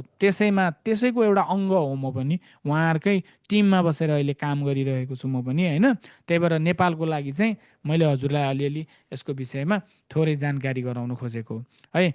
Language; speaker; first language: Nepali; native; Nepali